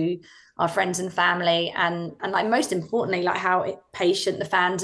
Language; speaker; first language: English; native; English